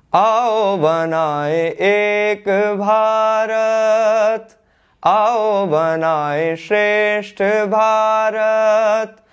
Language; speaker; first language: Hindi; non-native, local second language; Gujarati